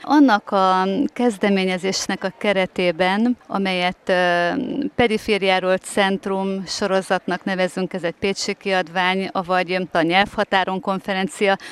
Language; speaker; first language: Hungarian; native; Hungarian